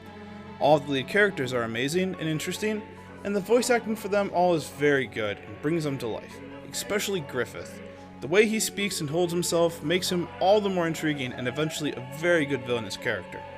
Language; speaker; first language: English; native; English